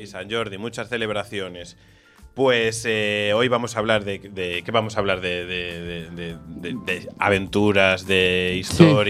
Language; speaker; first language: Spanish; native; Spanish